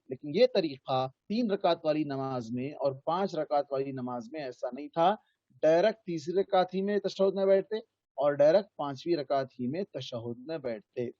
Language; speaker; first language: Urdu; native; Urdu